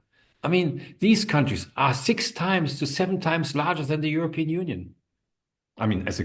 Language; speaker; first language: English; non-native, fluent; German